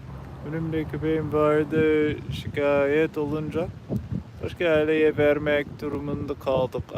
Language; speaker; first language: Turkish; non-native, learner; English